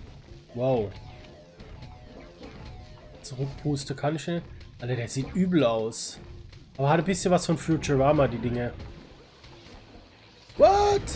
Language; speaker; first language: German; native; German